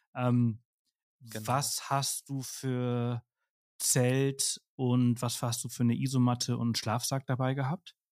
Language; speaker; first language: German; non-native, fluent; Spanish